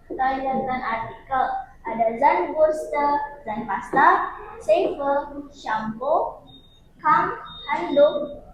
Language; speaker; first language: German; non-native, learner; Indonesian